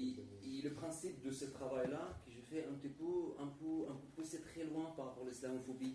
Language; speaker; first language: French; non-native, fluent; Arabic